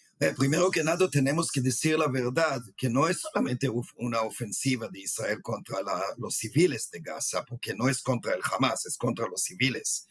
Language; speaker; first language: Spanish; non-native, fluent; Hebrew